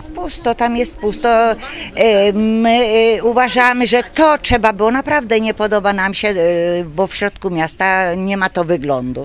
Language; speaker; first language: Polish; native; Polish